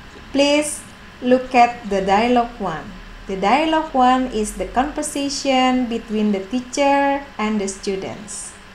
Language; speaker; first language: English; non-native, fluent; Indonesian